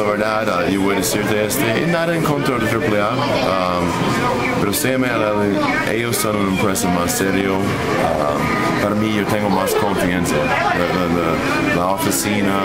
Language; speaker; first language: Spanish; non-native, fluent; English